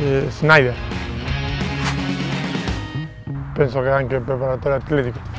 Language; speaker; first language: Italian; non-native, fluent; Spanish